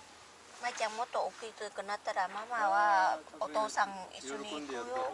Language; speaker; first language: Japanese; non-native, learner; Vietnamese